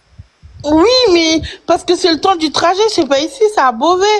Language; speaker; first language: French; native; French